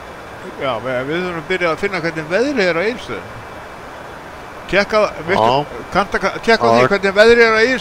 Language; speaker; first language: Icelandic; native; Icelandic